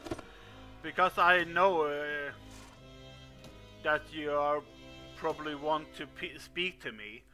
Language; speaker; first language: English; non-native, fluent; Swedish